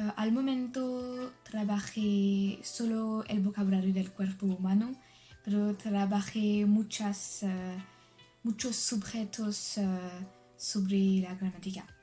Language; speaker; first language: Spanish; non-native, learner; French